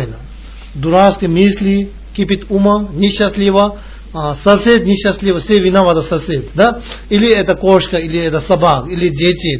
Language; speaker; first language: Russian; non-native, learner; Tibetan